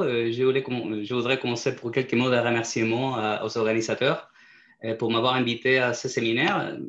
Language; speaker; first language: French; non-native, fluent; Spanish